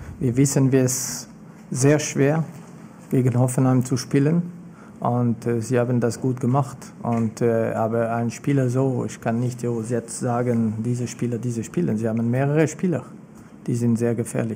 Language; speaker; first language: German; non-native, fluent; French